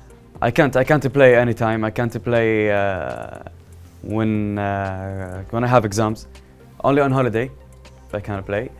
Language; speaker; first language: English; non-native, learner; Arabic